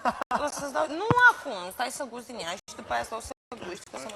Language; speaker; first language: Romanian; native; Romanian